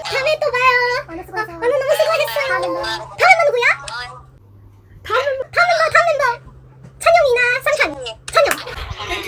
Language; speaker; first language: Korean; non-native, learner; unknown